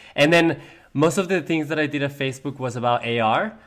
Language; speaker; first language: English; non-native, fluent; Spanish